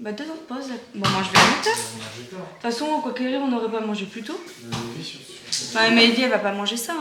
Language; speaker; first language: French; native; French